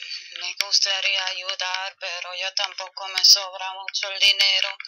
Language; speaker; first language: Spanish; non-native, fluent; German